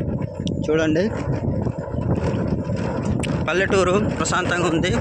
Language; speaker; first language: Telugu; native; Telugu